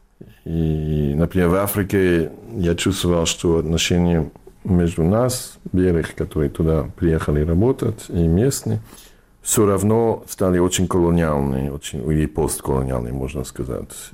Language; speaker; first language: Russian; non-native, fluent; English